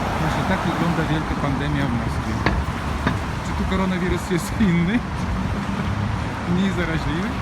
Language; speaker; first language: Polish; non-native, fluent; Russian